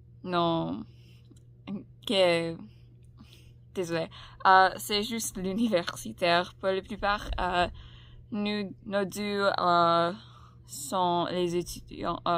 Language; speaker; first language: French; non-native, learner; English